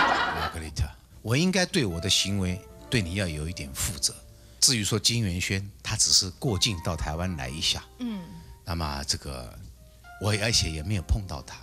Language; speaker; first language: Chinese; native; Chinese